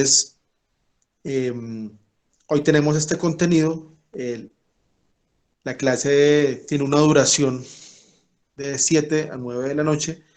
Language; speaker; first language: Spanish; native; Spanish